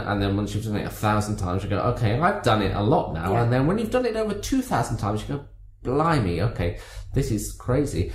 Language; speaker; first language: English; native; English